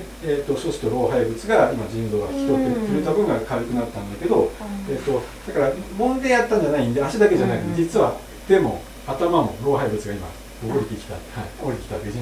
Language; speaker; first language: Japanese; native; Japanese